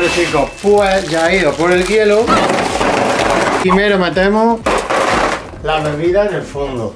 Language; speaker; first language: Spanish; native; Spanish